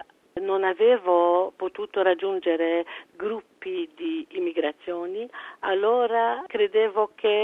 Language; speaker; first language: Italian; early bilingual, heritage; French